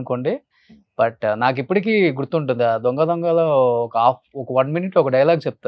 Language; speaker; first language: Telugu; native; Telugu